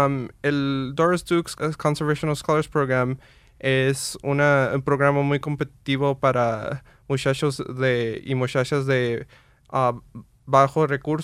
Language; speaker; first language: Spanish; early bilingual, heritage; Spanish